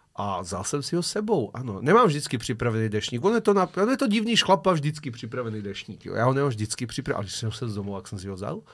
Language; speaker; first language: Czech; non-native, fluent; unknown